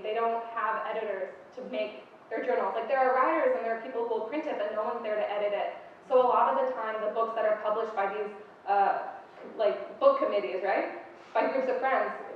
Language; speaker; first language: English; native; English